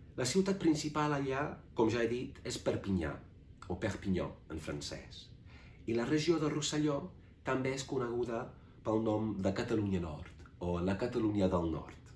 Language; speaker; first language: Catalan; non-native, fluent; English